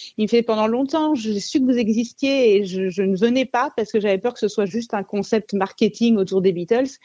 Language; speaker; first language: French; native; French